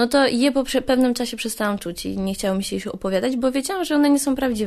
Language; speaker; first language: Polish; native; Polish